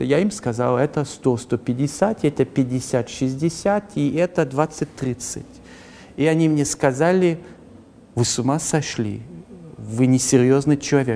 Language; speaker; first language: Russian; early bilingual, heritage; Russian